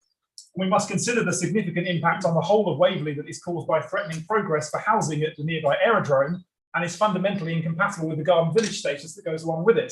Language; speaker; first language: English; native; English